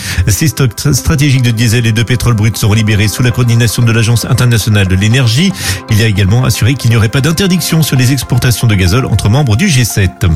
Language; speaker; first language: French; native; French